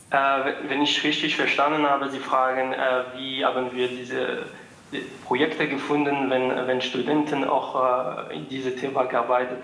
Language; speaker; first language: German; non-native, fluent; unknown